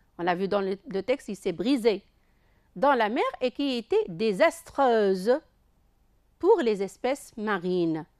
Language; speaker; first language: French; non-native, local second language; Arabic